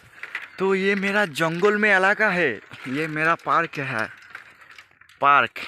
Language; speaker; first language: Hindi; non-native, local second language; Bangla